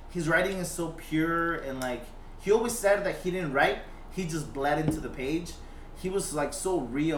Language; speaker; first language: English; early bilingual, other home language; Spanish